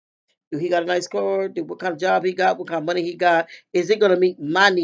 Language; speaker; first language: English; native; English